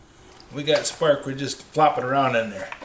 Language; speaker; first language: English; native; English